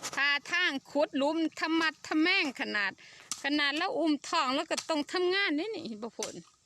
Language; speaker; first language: Thai; native; Thai